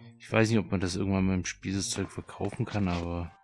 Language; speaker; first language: German; native; German